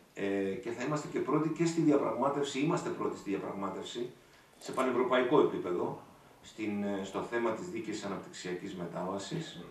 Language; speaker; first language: Greek; native; Greek